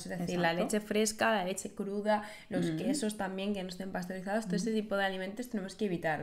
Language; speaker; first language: Spanish; native; Spanish